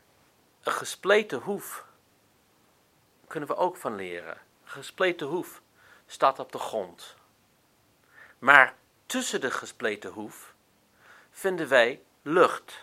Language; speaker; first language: Dutch; non-native, fluent; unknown